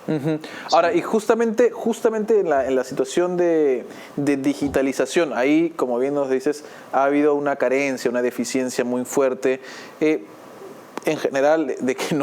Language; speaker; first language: Spanish; native; Spanish